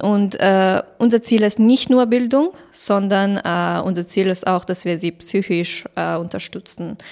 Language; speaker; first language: German; non-native, fluent; Persian